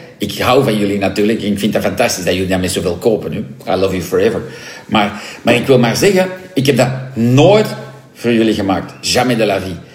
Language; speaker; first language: Dutch; non-native, local second language; French